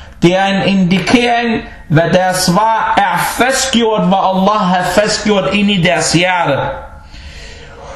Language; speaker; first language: Danish; early bilingual, other home language; Arabic